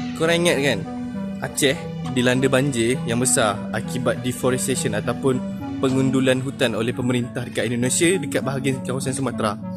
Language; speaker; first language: Malay; native; Malay